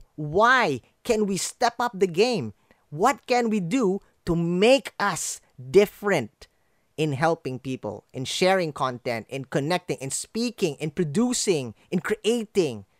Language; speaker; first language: English; non-native, local second language; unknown